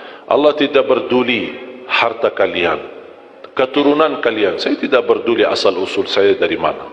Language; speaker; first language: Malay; non-native, fluent; Arabic